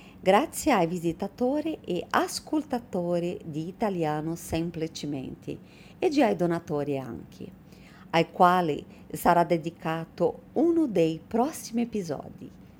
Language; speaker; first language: Italian; non-native, fluent; Portuguese